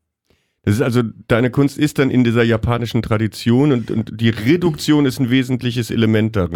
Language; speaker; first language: German; native; German